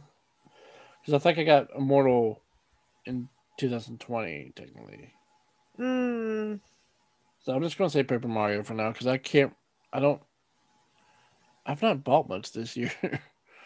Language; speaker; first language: English; native; English